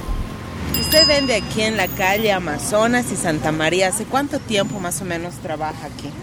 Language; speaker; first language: Spanish; native; Spanish